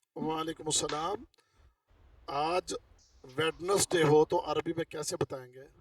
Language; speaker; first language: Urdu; non-native, local second language; Punjabi